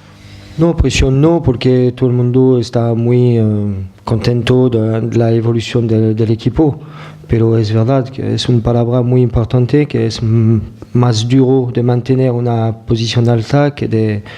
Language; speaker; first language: Spanish; non-native, fluent; French